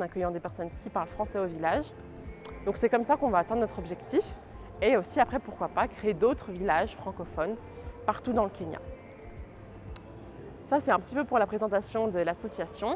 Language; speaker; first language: French; native; French